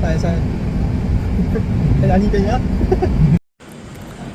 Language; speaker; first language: Thai; non-native, learner; Korean